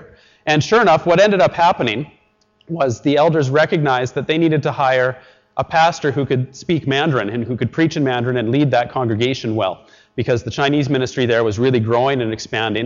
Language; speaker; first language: English; native; English